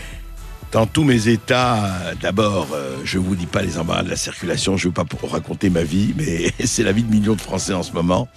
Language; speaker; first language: French; native; French